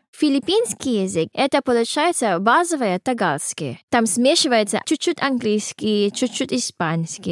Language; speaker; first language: Russian; non-native, learner; Filipino